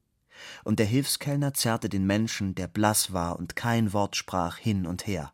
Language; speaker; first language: German; native; German